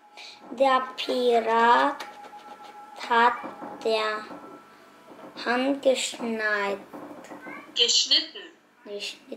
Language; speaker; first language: German; non-native, learner; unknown